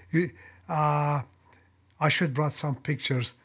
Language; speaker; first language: English; non-native, fluent; Persian